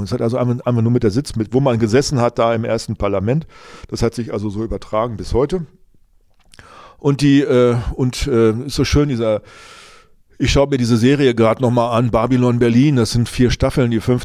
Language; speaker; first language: German; native; German